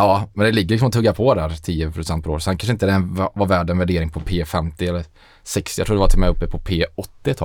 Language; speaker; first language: Swedish; native; Swedish